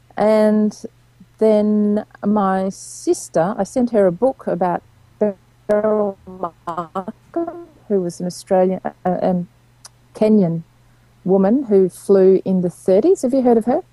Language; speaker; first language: English; native; English